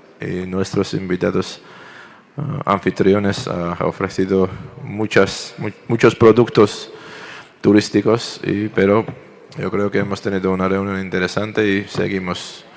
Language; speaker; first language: Spanish; non-native, fluent; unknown